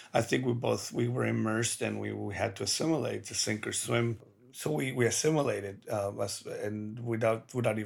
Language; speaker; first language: English; early bilingual, other home language; Spanish